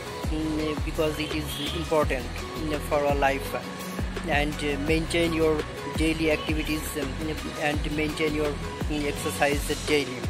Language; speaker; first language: English; non-native, learner; Bangla